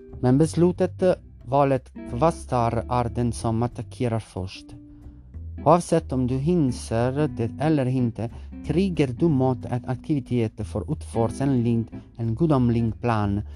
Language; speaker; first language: Swedish; non-native, learner; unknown